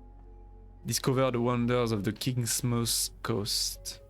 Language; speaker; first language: English; non-native, learner; French